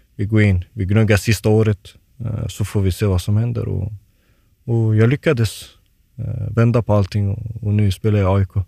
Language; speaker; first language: Swedish; early bilingual, other home language; Turoyo